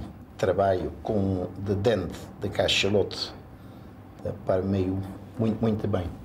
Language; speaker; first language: Portuguese; non-native, learner; Dutch